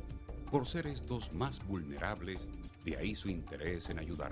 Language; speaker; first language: Spanish; native; Spanish